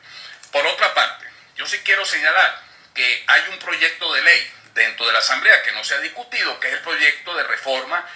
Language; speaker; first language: Spanish; native; Spanish